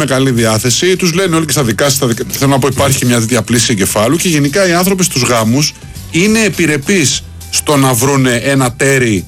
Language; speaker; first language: Greek; native; Greek